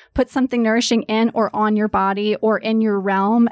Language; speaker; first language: English; native; English